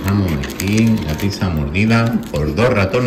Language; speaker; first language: Spanish; native; Spanish